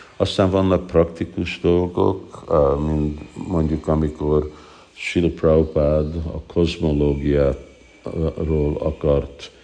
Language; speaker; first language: Hungarian; early bilingual, heritage; Hungarian